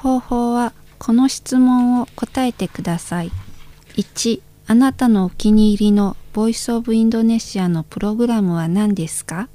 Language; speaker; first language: Japanese; non-native, learner; Indonesian